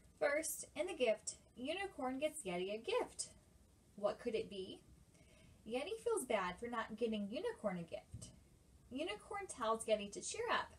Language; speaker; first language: English; native; English